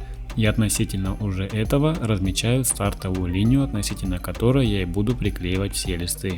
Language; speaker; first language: Russian; native; Russian